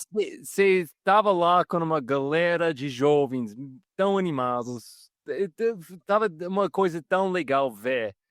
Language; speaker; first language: Portuguese; non-native, fluent; English